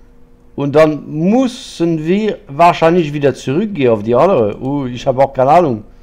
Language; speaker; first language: German; non-native, fluent; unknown